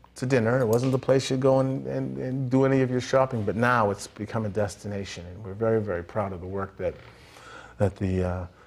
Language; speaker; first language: English; native; English